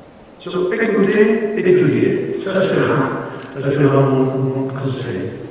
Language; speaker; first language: French; non-native, learner; Spanish